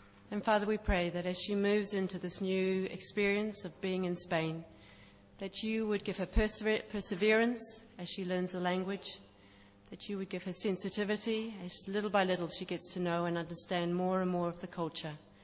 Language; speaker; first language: English; native; English